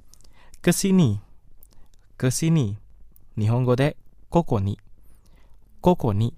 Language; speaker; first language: Japanese; non-native, fluent; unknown